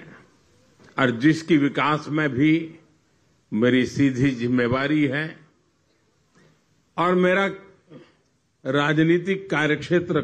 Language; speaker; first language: Hindi; non-native, local second language; Gujarati